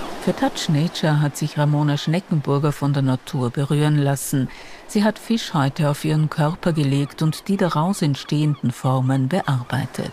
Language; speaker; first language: German; native; German